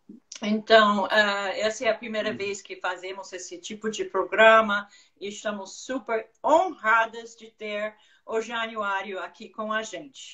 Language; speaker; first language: Portuguese; non-native, fluent; English